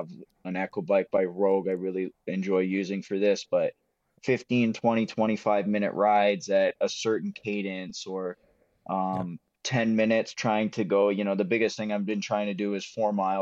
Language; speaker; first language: English; native; English